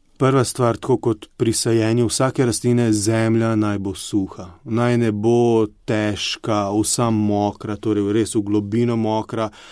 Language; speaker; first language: Slovenian; early bilingual, other home language; Bosnian